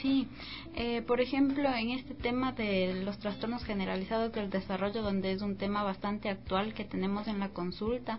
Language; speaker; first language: Spanish; native; Spanish